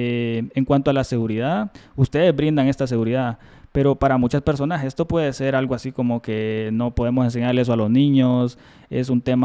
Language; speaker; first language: Spanish; native; Spanish